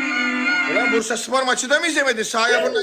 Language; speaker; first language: Turkish; native; Turkish